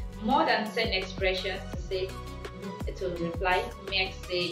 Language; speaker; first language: English; non-native, local second language; Yoruba